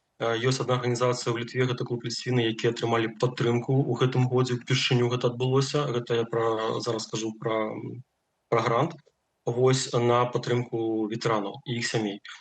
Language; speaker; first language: Belarusian; non-native, local second language; Russian